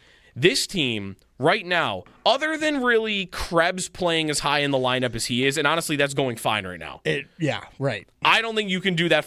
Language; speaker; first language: English; native; English